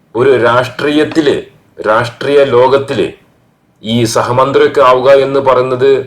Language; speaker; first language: Malayalam; native; Malayalam